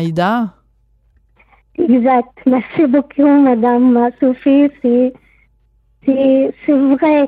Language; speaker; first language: French; non-native, learner; Arabic